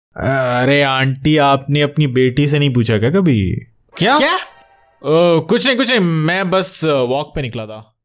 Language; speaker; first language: Hindi; non-native, local second language; Bangla